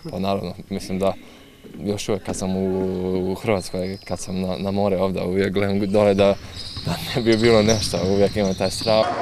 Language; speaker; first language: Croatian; early bilingual, heritage; English